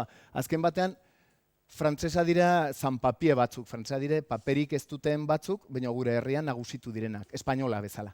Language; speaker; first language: Basque; native; Basque